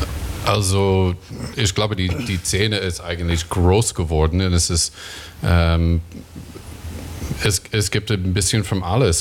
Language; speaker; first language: German; non-native, learner; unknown